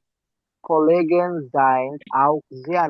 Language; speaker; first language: German; non-native, learner; Bangla